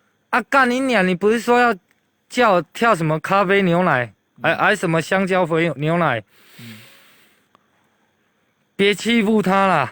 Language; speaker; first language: Chinese; native; Chinese